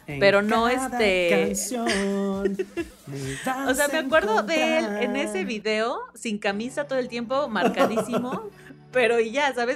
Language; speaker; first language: Spanish; native; Spanish